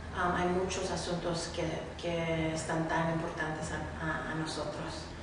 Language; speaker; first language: Spanish; early bilingual, other home language; English